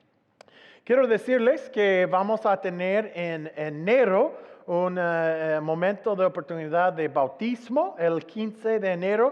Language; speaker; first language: Spanish; non-native, fluent; English